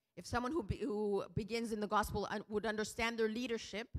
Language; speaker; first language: English; early bilingual, other home language; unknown